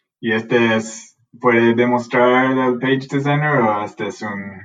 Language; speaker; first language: Spanish; non-native, learner; English